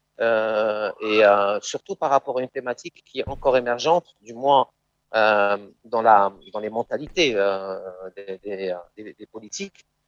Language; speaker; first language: French; non-native, local second language; Arabic